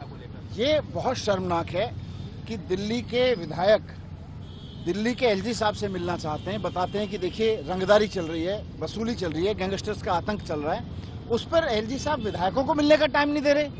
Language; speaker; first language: Hindi; native; Hindi